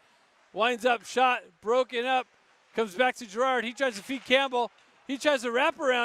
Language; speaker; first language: English; native; English